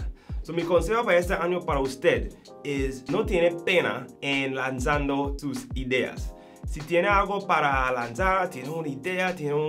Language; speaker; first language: Spanish; non-native, learner; English